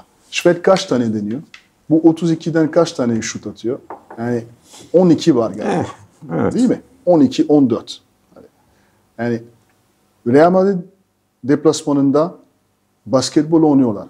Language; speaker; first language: Turkish; non-native, fluent; French